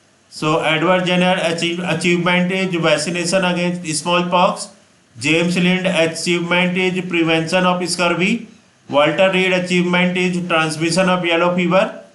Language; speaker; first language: English; non-native, local second language; Hindi